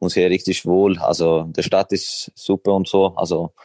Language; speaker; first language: German; non-native, fluent; Swedish